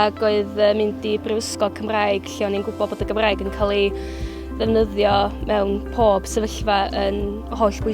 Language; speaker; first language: Welsh; native; Welsh